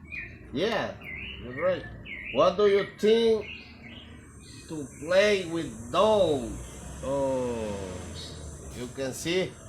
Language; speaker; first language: English; non-native, learner; Spanish